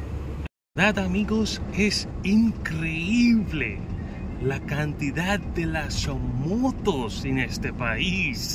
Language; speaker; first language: Spanish; non-native, fluent; Hindi